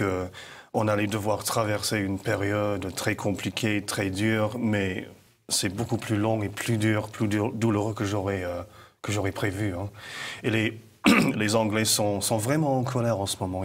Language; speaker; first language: French; non-native, fluent; English